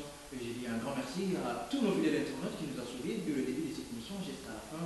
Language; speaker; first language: French; non-native, local second language; Lingala